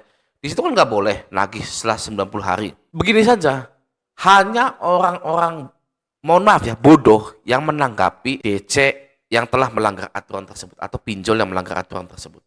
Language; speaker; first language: Indonesian; native; Indonesian